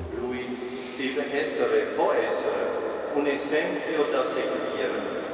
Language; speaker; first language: Italian; non-native, fluent; German